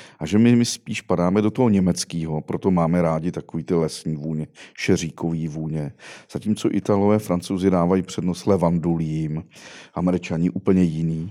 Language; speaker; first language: Czech; native; Czech